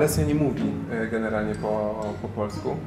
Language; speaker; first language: Polish; native; Polish